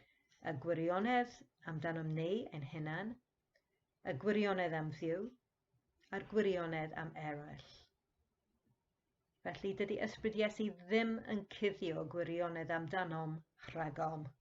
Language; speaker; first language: Welsh; non-native, fluent; English